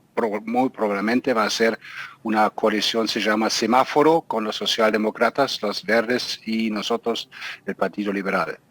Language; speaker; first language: Spanish; non-native, fluent; German